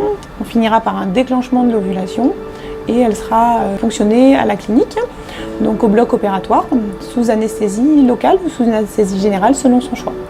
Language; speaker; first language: French; native; French